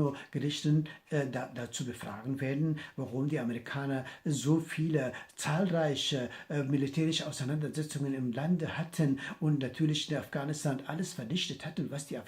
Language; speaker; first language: German; non-native, fluent; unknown